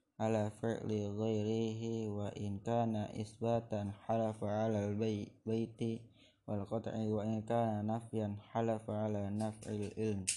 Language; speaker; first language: Arabic; non-native, learner; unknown